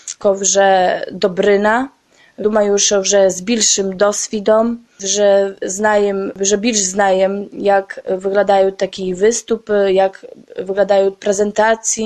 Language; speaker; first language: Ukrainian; early bilingual, heritage; Ukrainian